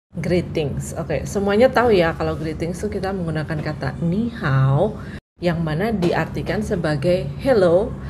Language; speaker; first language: Indonesian; non-native, local second language; Javanese